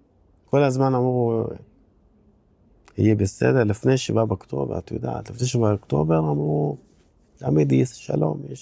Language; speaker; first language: Hebrew; non-native, local second language; Arabic